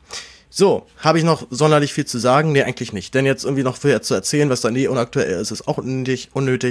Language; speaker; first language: German; native; German